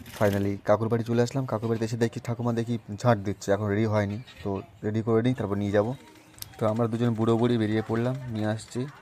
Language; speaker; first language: Bangla; non-native, local second language; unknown